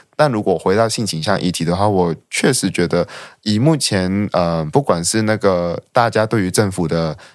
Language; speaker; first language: Chinese; non-native, local second language; Cantonese